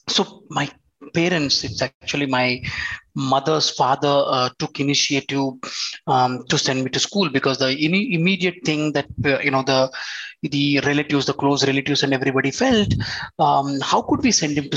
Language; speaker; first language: English; non-native, local second language; Telugu